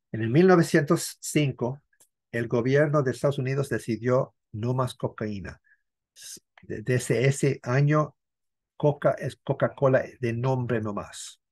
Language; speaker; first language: Spanish; non-native, fluent; English